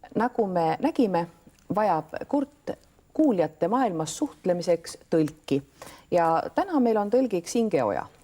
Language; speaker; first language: Estonian; native; Estonian